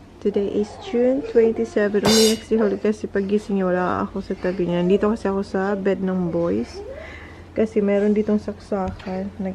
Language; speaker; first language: Filipino; non-native, local second language; Bikol